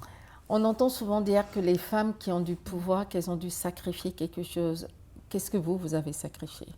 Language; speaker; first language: French; native; French